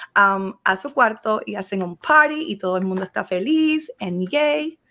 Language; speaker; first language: Spanish; native; Spanish